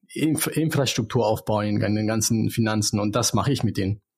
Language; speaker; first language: German; early bilingual, other home language; Spanish